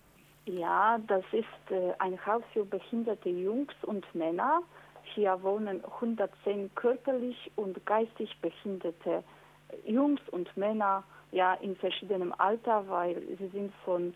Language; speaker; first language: German; non-native, fluent; Polish